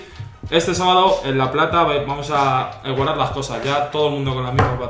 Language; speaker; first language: Spanish; native; Spanish